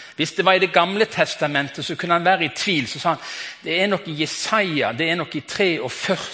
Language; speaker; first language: Norwegian; native; Norwegian